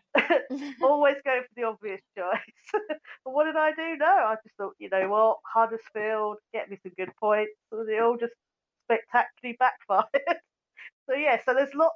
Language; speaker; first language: English; native; English